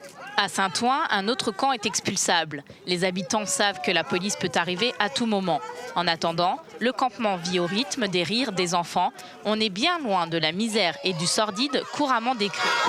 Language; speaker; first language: French; native; French